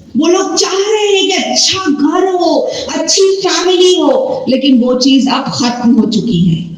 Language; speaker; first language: Urdu; native; Urdu